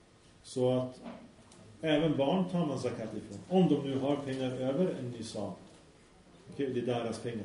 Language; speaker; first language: Swedish; early bilingual, other home language; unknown